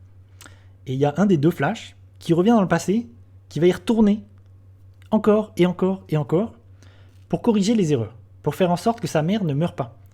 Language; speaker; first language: French; native; French